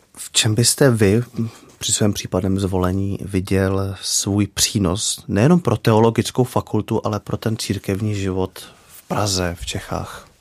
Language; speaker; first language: Czech; native; Czech